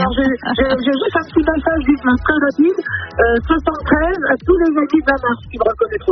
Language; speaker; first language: French; native; French